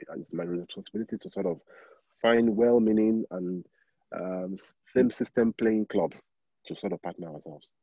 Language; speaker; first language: English; non-native, local second language; Yoruba